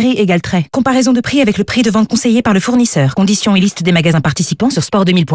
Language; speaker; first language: French; native; French